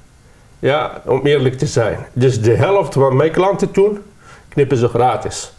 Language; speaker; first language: Dutch; non-native, learner; Arabic